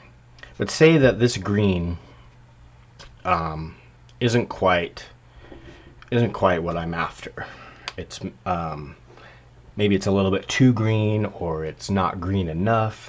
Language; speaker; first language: English; native; English